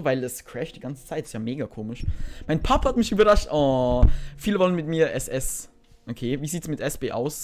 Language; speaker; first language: German; native; German